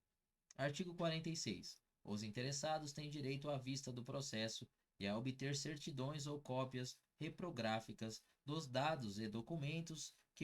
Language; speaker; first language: Portuguese; native; Portuguese